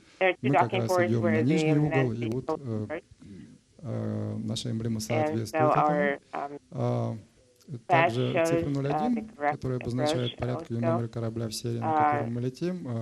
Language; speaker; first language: Russian; native; Russian